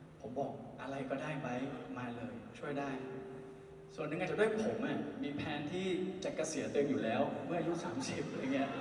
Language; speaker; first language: Thai; native; Thai